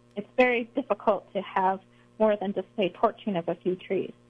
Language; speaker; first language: English; native; English